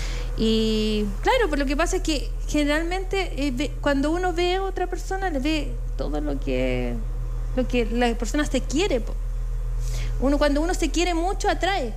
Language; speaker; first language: Spanish; native; Spanish